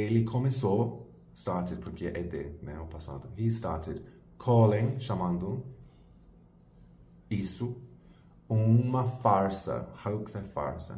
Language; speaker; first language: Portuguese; non-native, fluent; English